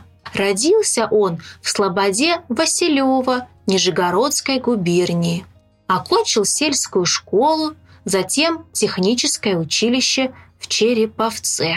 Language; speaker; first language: Russian; native; Russian